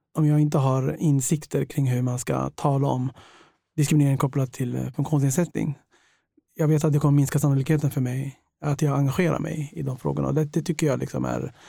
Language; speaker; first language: Swedish; early bilingual, other home language; Tigrinya